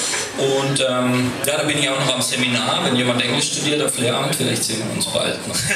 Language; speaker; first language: German; native; German